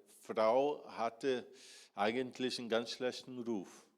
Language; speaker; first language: German; non-native, fluent; Portuguese